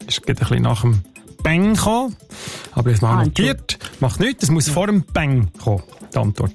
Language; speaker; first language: German; native; German